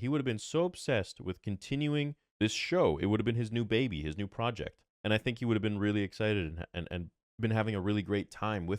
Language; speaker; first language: English; native; English